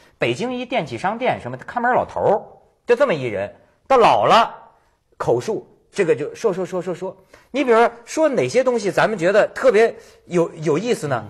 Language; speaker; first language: Chinese; native; Chinese